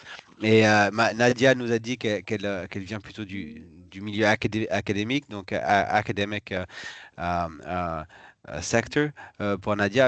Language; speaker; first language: French; native; French